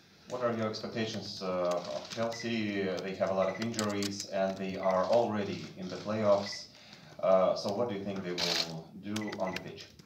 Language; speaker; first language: English; non-native, fluent; Russian